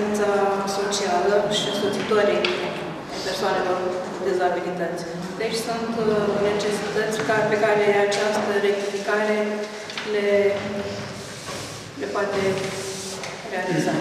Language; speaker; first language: Romanian; native; Romanian